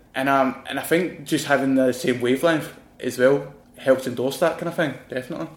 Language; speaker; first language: English; native; English